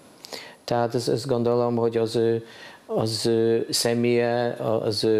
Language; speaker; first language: Hungarian; non-native, fluent; Polish